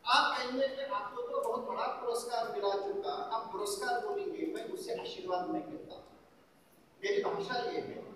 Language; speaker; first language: Hindi; non-native, local second language; Marathi